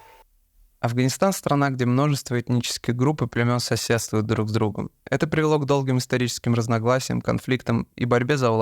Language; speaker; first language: Russian; native; Russian